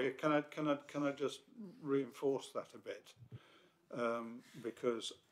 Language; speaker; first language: English; native; English